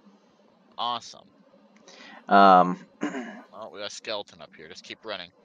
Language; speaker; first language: English; native; English